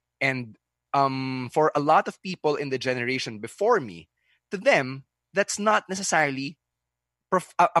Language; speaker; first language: English; non-native, local second language; Filipino